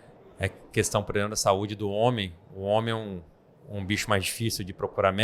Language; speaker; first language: Portuguese; native; Portuguese